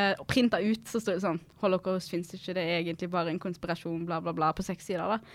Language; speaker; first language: Norwegian; early bilingual, other home language; Arabic